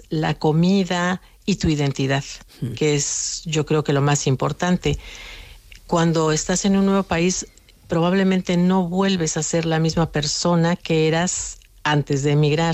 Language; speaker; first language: Spanish; native; Spanish